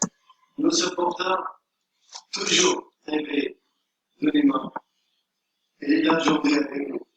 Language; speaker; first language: French; non-native, learner; Arabic